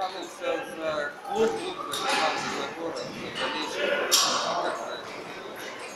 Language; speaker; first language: Russian; native; Russian